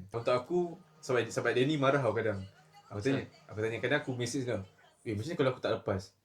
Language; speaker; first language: Malay; native; Malay